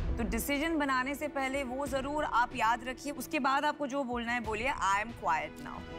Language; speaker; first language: Hindi; native; Hindi